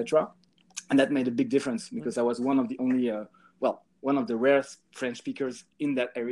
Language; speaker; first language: English; non-native, fluent; French